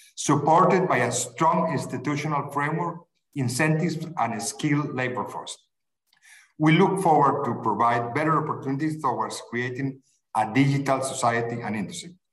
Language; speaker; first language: English; non-native, fluent; Spanish